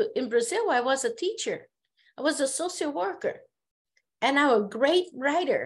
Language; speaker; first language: English; non-native, fluent; Portuguese